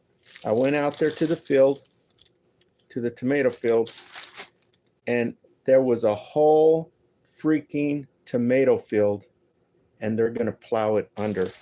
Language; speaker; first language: English; native; English